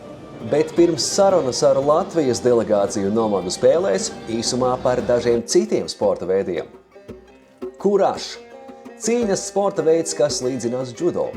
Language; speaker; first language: Latvian; native; Latvian